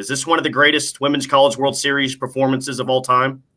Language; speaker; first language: English; native; English